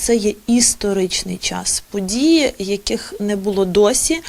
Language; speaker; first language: Ukrainian; native; Ukrainian